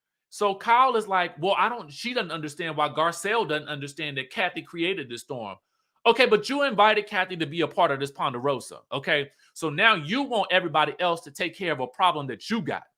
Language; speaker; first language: English; native; English